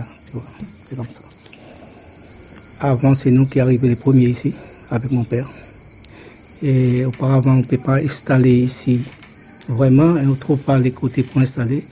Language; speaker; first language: French; non-native, local second language; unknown